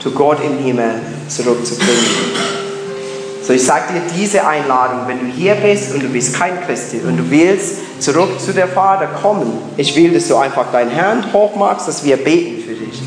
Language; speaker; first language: German; non-native, learner; English